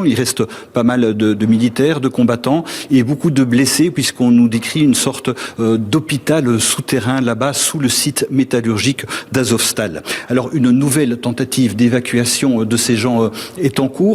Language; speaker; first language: French; native; French